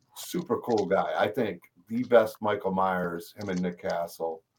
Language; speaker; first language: English; native; English